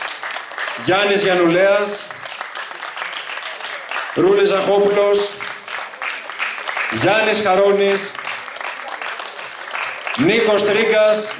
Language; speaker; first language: Greek; native; Greek